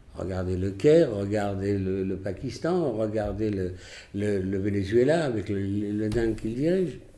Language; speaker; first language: French; early bilingual, other home language; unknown